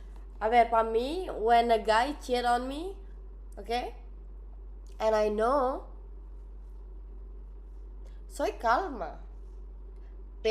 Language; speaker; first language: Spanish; non-native, learner; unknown